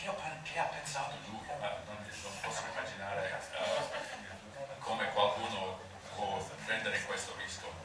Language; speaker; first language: Italian; non-native, learner; English